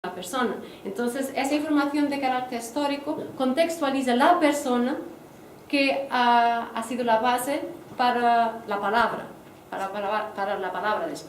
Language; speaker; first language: Spanish; non-native, fluent; Portuguese